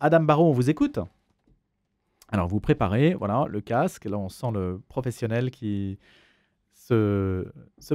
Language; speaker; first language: French; native; French